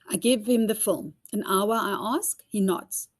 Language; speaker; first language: English; non-native, local second language; Afrikaans